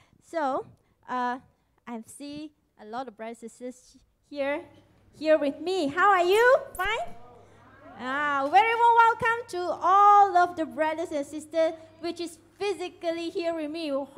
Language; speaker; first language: English; non-native, local second language; Chinese